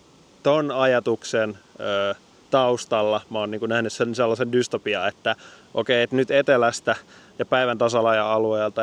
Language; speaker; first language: Finnish; native; Finnish